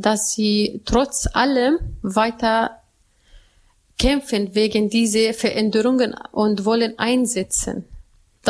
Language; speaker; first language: German; non-native, learner; Arabic